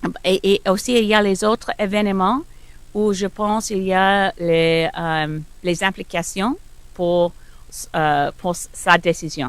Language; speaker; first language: French; non-native, learner; English